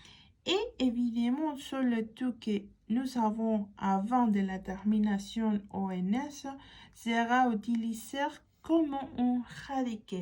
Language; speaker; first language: French; non-native, fluent; Spanish